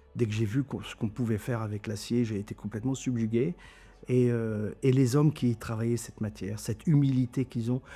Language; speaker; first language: French; non-native, local second language; German